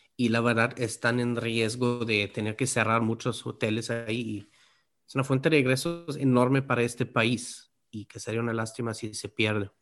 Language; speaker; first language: Spanish; non-native, fluent; German